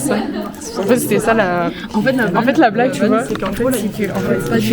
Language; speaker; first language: French; native; French